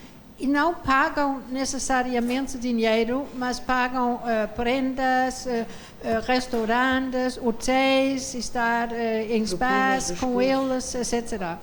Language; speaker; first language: Portuguese; non-native, fluent; Danish